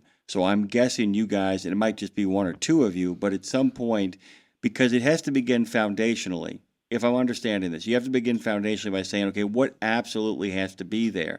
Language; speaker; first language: English; native; English